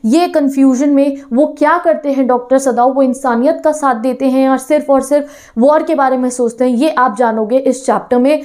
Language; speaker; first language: Hindi; non-native, local second language; Punjabi